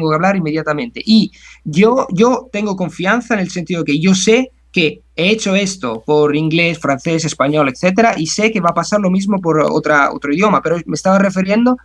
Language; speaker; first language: Spanish; non-native, fluent; Italian